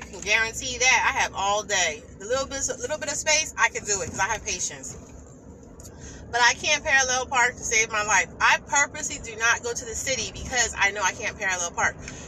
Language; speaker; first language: English; native; English